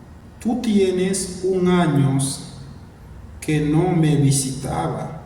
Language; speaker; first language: Spanish; non-native, fluent; Haitian Creole